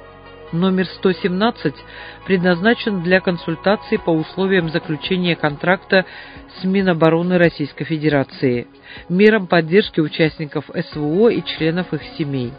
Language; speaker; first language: Russian; native; Russian